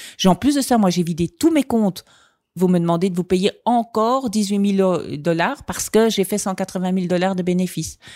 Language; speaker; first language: French; native; French